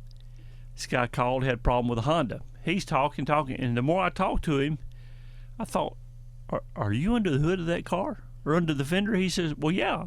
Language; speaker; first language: English; native; English